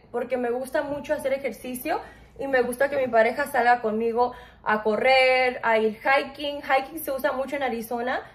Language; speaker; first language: Spanish; early bilingual, heritage; Spanish